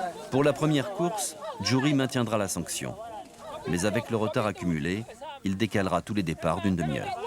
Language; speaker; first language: French; native; French